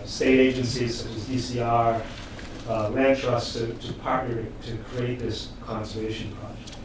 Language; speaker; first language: English; native; English